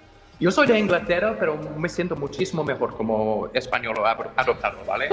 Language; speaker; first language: Spanish; non-native, fluent; English